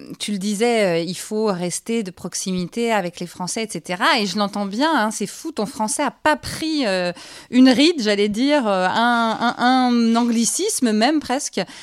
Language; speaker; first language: French; native; French